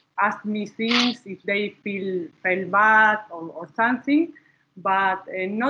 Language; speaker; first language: English; non-native, learner; Spanish